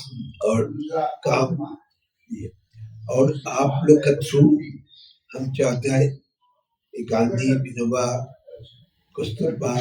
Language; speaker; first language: Hindi; non-native, local second language; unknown